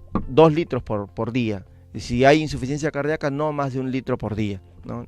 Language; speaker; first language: Spanish; native; Spanish